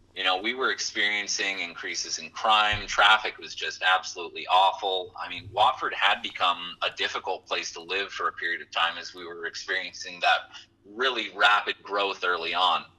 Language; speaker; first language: English; native; English